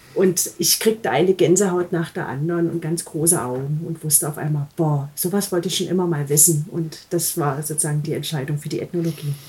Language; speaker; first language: German; native; German